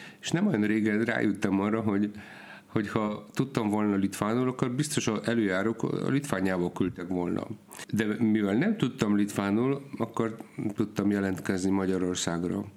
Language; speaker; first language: Hungarian; non-native, fluent; Polish